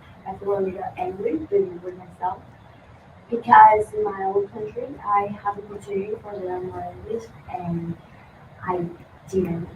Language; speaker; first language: English; non-native, learner; Spanish